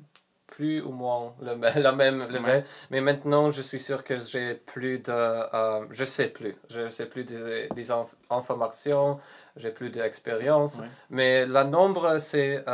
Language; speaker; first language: French; non-native, learner; Polish